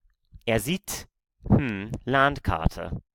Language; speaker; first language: German; non-native, fluent; English